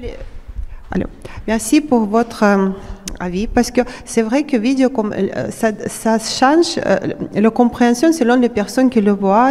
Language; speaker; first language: French; non-native, fluent; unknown